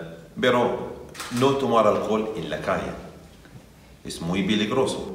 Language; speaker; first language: Spanish; non-native, learner; Arabic